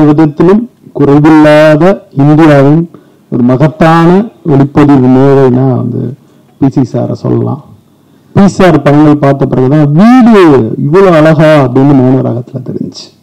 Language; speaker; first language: Tamil; native; Tamil